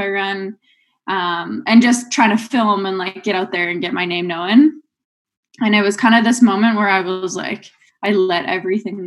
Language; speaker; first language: English; native; English